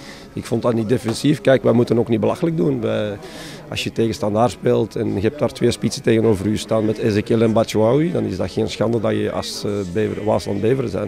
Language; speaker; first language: Dutch; native; Dutch